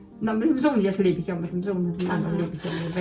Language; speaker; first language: German; native; German